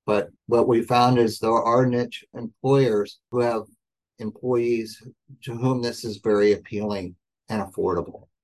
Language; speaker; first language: English; native; English